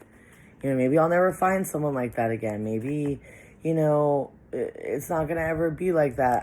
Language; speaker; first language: English; native; English